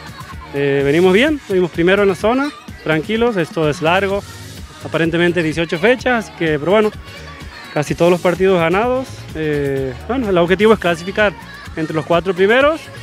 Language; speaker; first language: Spanish; native; Spanish